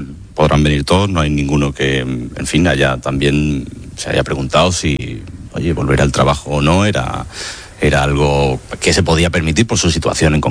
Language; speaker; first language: Spanish; native; Spanish